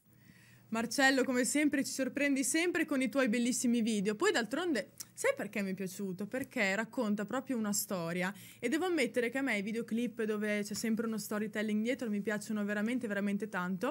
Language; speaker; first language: Italian; native; Italian